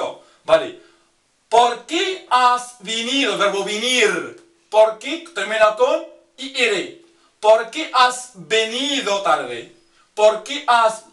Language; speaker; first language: Spanish; non-native, fluent; Arabic